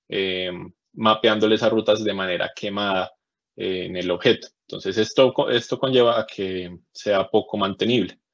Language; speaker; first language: Spanish; native; Spanish